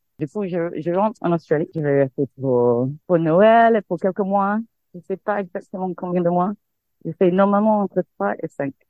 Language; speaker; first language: French; non-native, fluent; English